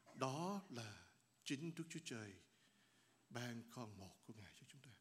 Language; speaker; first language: Vietnamese; native; Vietnamese